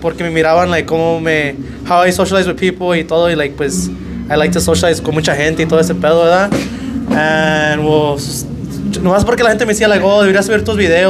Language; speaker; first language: Spanish; early bilingual, heritage; Spanish